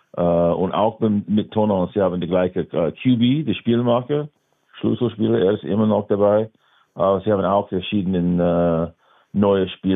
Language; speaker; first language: German; non-native, learner; English